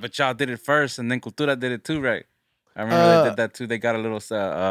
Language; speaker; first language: English; early bilingual, other home language; Spanish